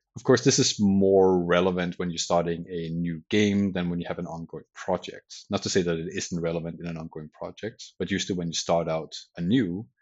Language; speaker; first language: English; non-native, fluent; Danish